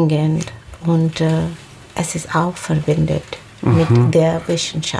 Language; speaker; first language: German; non-native, learner; Bangla